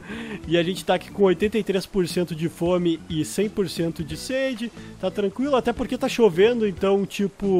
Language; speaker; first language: Portuguese; native; Portuguese